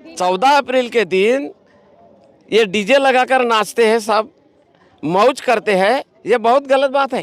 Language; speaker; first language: Hindi; non-native, local second language; Marathi